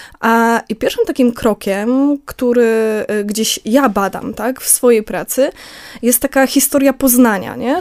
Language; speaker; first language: Polish; native; Polish